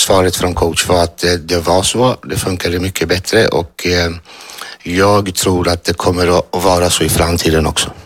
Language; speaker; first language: Swedish; non-native, fluent; Greek